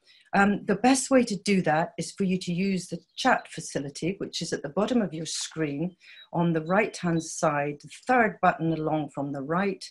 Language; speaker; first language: English; native; English